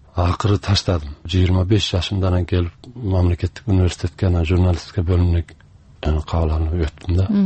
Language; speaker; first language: Kyrgyz; early bilingual, heritage; Kyrgyz